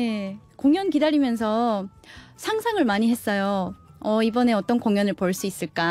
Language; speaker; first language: Korean; native; Korean